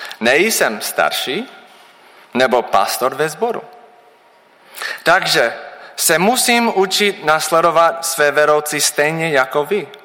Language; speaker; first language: Czech; non-native, learner; English